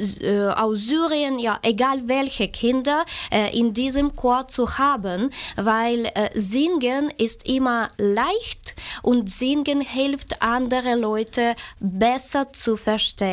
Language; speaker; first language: German; non-native, fluent; Ukrainian